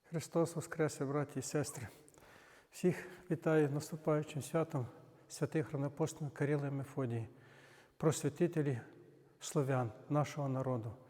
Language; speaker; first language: Ukrainian; native; Ukrainian